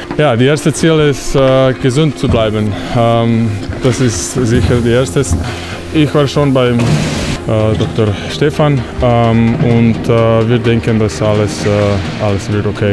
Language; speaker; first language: German; non-native, learner; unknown